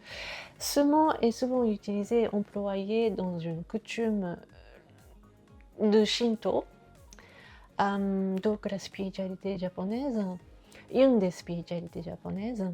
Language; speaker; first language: French; non-native, fluent; Japanese